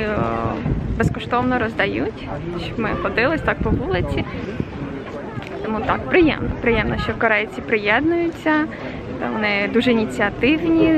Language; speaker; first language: Ukrainian; native; Ukrainian